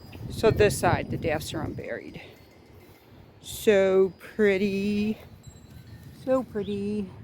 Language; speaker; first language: English; native; English